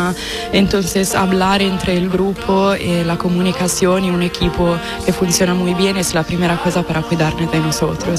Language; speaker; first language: Spanish; non-native, fluent; Italian